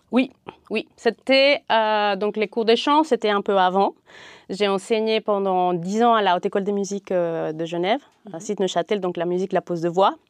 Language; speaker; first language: French; non-native, fluent; Spanish